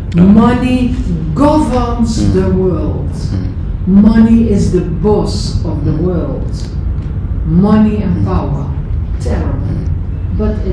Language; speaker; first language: English; non-native, fluent; Dutch